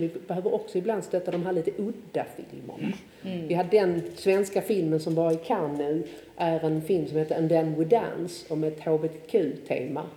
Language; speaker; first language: Swedish; native; Swedish